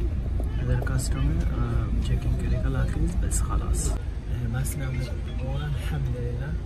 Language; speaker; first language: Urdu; non-native, learner; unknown